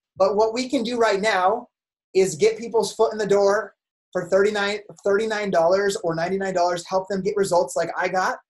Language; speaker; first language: English; native; English